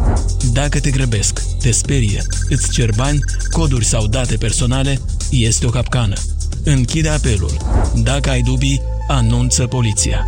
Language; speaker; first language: Romanian; native; Romanian